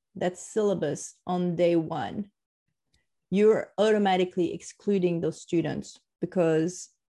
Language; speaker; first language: English; non-native, fluent; French